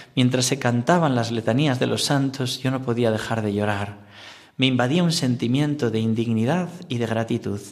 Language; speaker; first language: Spanish; native; Spanish